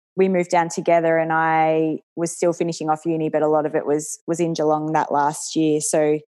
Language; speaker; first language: English; native; English